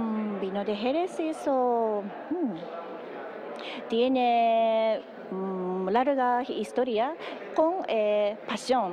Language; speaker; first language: Spanish; non-native, learner; Japanese